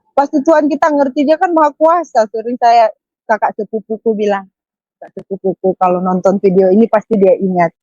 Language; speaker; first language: Indonesian; native; Indonesian